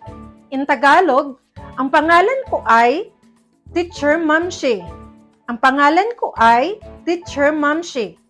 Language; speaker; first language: Filipino; non-native, local second language; Cebuano